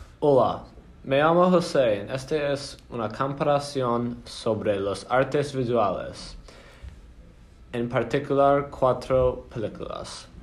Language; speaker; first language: Spanish; non-native, learner; English